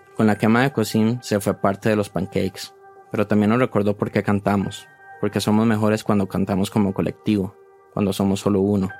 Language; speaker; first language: Spanish; native; Spanish